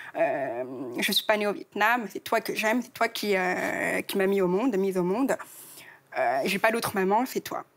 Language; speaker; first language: French; native; French